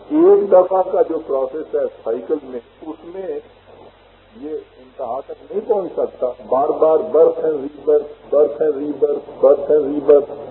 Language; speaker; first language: Urdu; native; Urdu